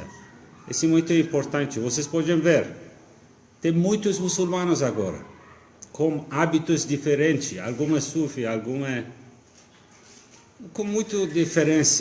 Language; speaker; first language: Portuguese; non-native, fluent; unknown